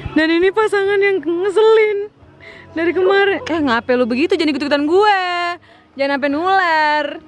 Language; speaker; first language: Indonesian; native; Indonesian